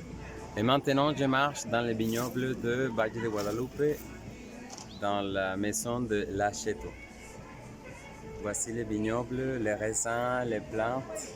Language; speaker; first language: French; non-native, fluent; Spanish